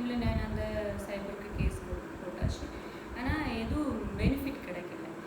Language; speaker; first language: Tamil; non-native, learner; Malayalam